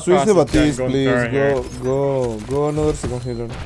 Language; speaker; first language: English; non-native, learner; Spanish